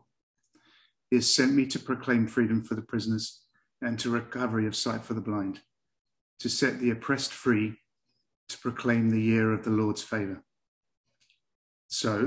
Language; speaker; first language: English; native; English